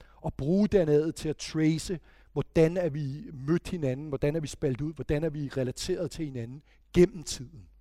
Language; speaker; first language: Danish; native; Danish